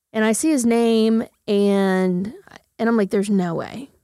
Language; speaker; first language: English; native; English